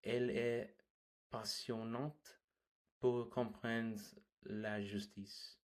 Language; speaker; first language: French; non-native, learner; English